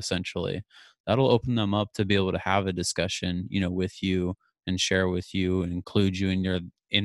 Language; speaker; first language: English; native; English